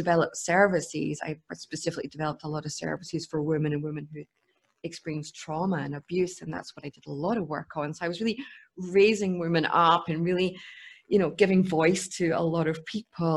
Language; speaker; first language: English; native; English